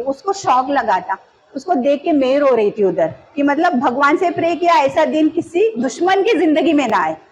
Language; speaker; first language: Hindi; non-native, local second language; Marathi